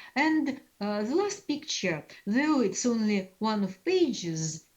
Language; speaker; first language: English; non-native, fluent; Russian